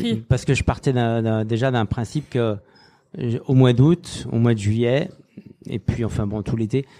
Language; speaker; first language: French; native; French